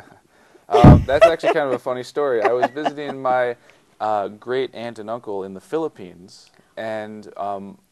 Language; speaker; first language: English; native; English